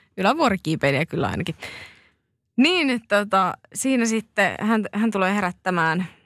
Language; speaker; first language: Finnish; native; Finnish